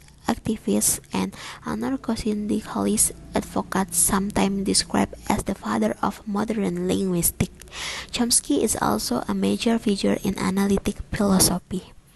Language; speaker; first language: English; non-native, learner; Indonesian